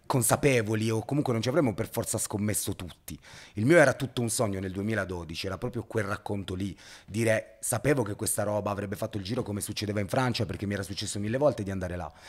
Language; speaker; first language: Italian; native; Italian